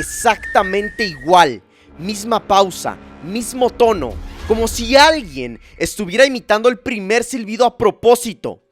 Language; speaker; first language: Spanish; native; Spanish